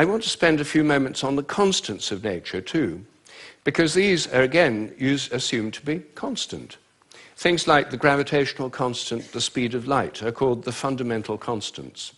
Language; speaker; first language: English; native; English